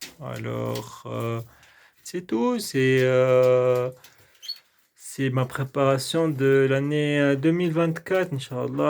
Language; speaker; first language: French; non-native, local second language; Arabic